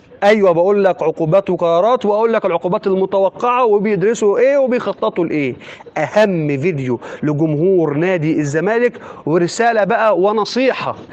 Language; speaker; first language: Arabic; native; Arabic